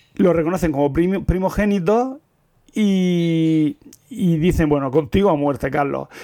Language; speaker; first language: Spanish; native; Spanish